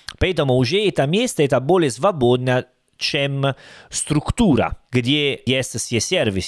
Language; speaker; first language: Russian; non-native, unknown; Italian